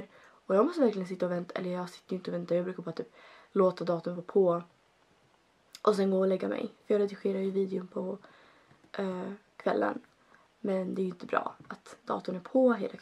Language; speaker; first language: Swedish; early bilingual, other home language; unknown